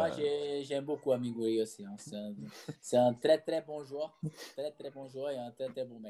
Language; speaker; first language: French; non-native, fluent; Portuguese